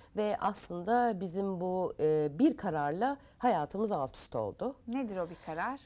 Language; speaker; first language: Turkish; early bilingual, heritage; Turkish